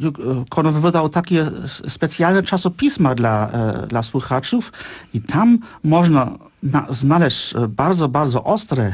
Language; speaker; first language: Polish; non-native, fluent; German